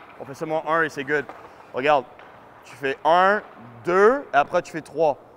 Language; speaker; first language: French; native; French